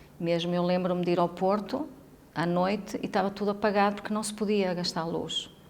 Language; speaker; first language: Portuguese; early bilingual, heritage; Portuguese